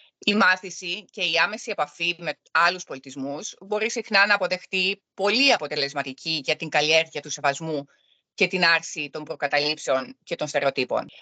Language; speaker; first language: Greek; early bilingual, other home language; German